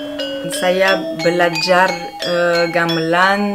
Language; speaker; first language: Indonesian; non-native, learner; French